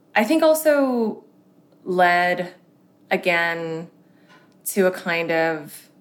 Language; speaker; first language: English; early bilingual, other home language; Cantonese